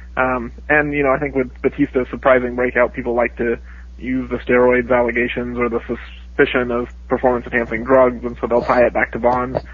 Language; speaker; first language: English; native; English